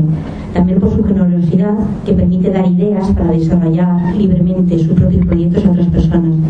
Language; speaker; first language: Spanish; native; Spanish